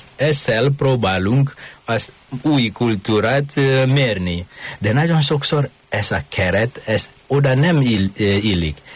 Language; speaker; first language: Hungarian; non-native, fluent; Indonesian